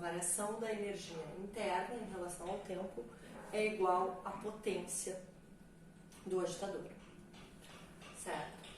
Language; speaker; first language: Portuguese; native; Portuguese